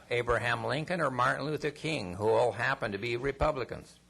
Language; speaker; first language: English; non-native, fluent; Spanish